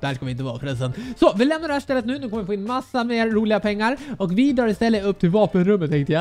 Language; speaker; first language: Swedish; native; Swedish